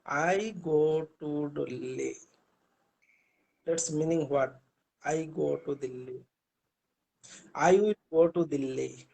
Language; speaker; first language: English; non-native, learner; Bangla